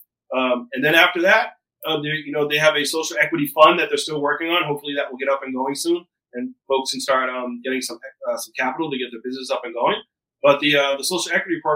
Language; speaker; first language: English; native; English